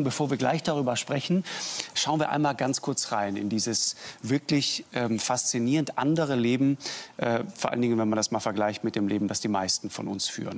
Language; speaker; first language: German; native; German